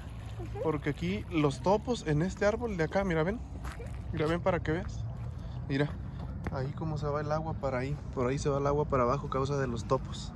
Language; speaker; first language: Spanish; native; Spanish